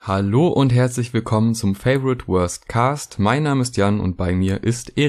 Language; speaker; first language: German; native; German